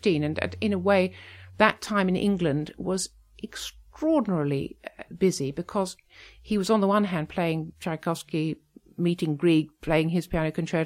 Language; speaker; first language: English; native; English